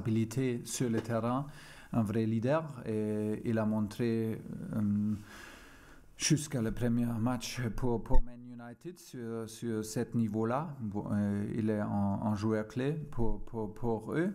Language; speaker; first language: French; non-native, fluent; German